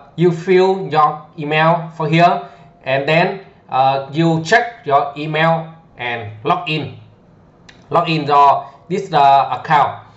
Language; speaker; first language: English; non-native, learner; Vietnamese